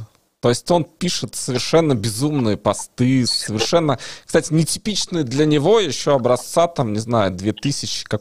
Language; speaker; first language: Russian; native; Russian